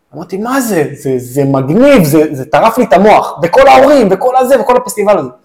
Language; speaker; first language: Hebrew; native; Hebrew